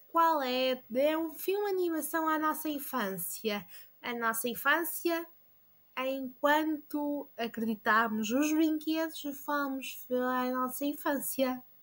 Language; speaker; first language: Portuguese; non-native, learner; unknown